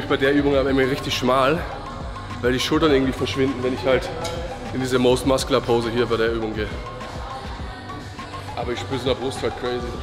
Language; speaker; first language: German; native; German